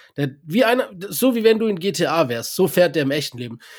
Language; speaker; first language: German; native; German